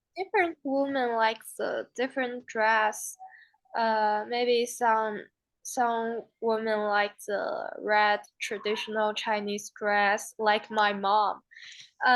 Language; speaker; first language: English; non-native, learner; Chinese